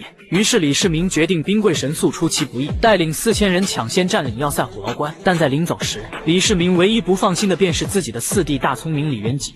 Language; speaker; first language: Chinese; native; Chinese